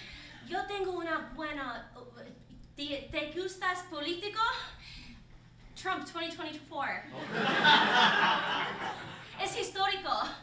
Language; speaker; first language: Spanish; non-native, learner; English